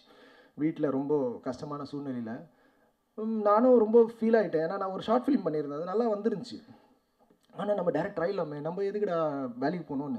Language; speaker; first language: Tamil; native; Tamil